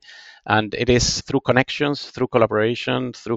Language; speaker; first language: English; non-native, fluent; Spanish